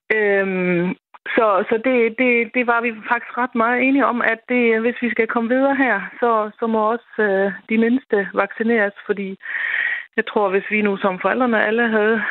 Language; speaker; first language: Danish; non-native, fluent; German